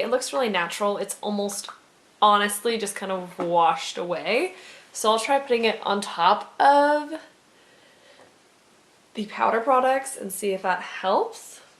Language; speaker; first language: English; native; English